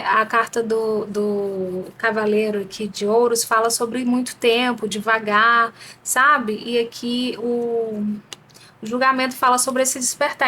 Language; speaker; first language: Portuguese; native; Portuguese